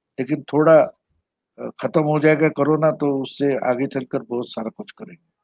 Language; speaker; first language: Hindi; non-native, local second language; Marathi